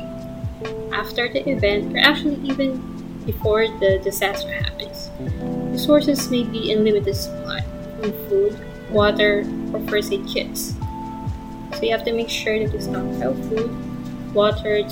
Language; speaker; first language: English; non-native, local second language; Filipino